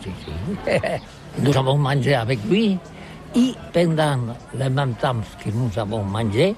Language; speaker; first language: French; non-native, learner; Catalan